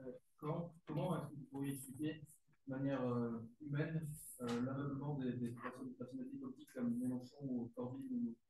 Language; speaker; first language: French; native; French